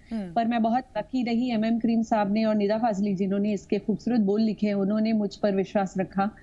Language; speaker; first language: Hindi; non-native, local second language; Tamil